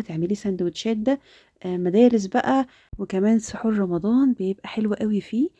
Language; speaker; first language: Arabic; native; Arabic